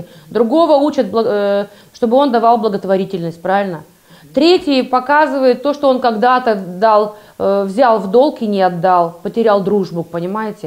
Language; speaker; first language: Russian; native; Russian